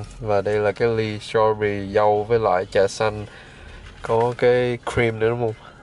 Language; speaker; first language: Vietnamese; early bilingual, other home language; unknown